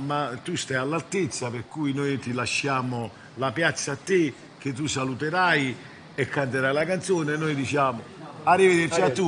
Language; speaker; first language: Italian; native; Italian